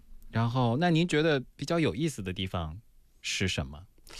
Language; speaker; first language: Chinese; native; Chinese